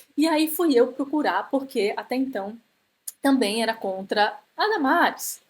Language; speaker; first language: Portuguese; native; Portuguese